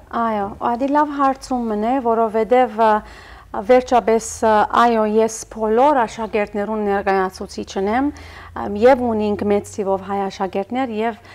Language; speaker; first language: Armenian; early bilingual, heritage; Armenian